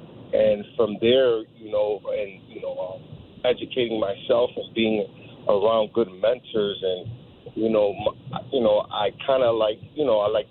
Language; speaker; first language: English; native; English